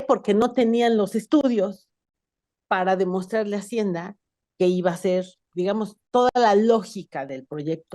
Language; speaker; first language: Spanish; native; Spanish